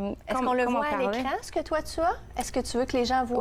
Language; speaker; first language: French; native; French